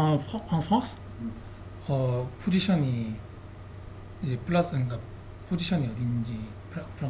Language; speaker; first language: French; non-native, learner; Korean